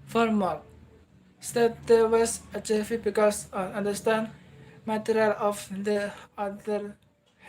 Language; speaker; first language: English; non-native, learner; Indonesian